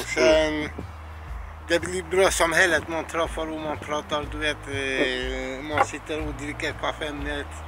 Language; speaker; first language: Swedish; non-native, learner; Turkish